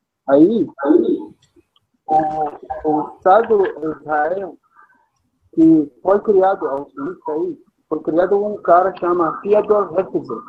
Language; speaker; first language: Portuguese; non-native, fluent; Arabic